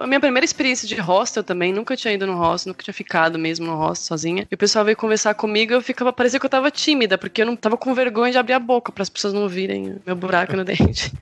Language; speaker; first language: Portuguese; native; Portuguese